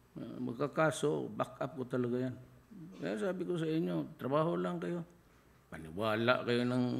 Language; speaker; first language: Filipino; non-native, local second language; Cebuano